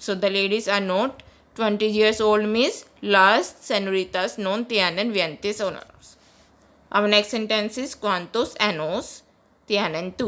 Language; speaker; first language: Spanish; non-native, learner; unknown